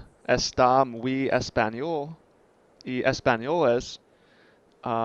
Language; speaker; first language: Spanish; non-native, learner; English